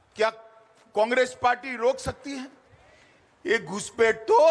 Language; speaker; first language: Hindi; native; Hindi